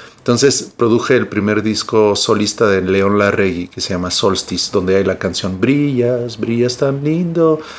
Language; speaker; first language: Spanish; early bilingual, heritage; Spanish